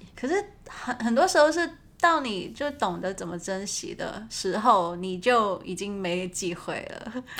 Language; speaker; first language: Chinese; non-native, fluent; Cantonese